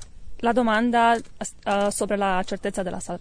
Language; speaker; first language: Italian; non-native, learner; English